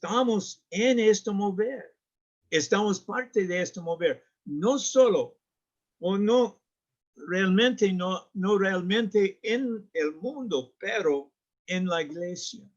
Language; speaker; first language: Spanish; non-native, learner; English